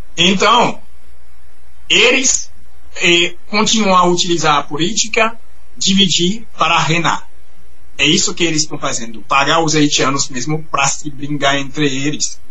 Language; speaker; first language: Portuguese; non-native, fluent; Haitian Creole